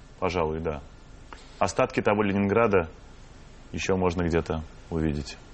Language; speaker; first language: Russian; native; Russian